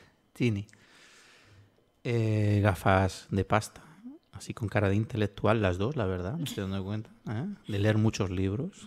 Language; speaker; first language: Spanish; native; Spanish